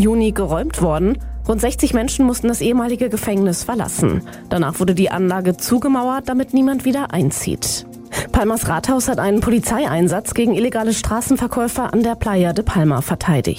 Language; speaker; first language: German; native; German